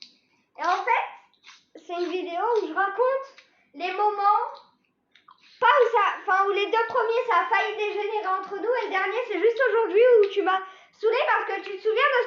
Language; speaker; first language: French; native; French